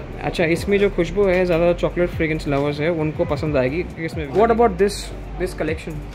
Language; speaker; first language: English; non-native, local second language; Hindi